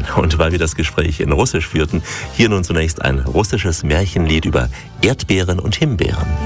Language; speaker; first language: German; native; German